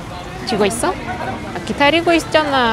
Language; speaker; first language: Korean; non-native, fluent; Russian